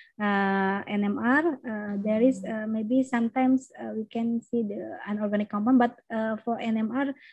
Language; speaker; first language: English; non-native, learner; Indonesian